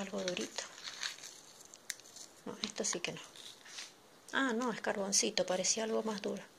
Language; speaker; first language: Spanish; native; Spanish